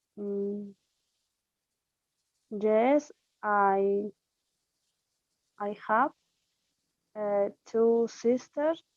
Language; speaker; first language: English; non-native, learner; Spanish